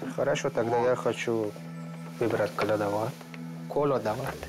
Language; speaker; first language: Russian; non-native, learner; Persian